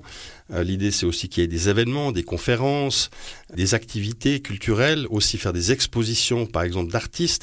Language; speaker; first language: French; native; French